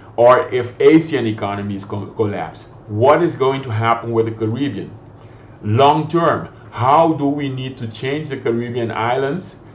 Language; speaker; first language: English; non-native, fluent; Papiamento